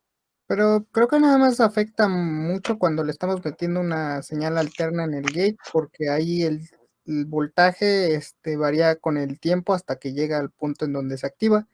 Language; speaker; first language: Spanish; native; Spanish